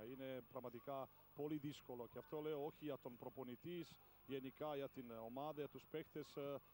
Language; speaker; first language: Greek; non-native, fluent; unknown